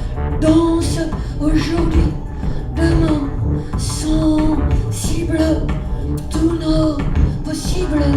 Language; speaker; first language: French; native; French